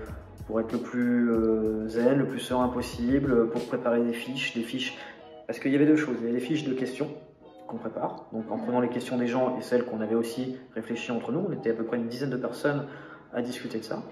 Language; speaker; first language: French; native; French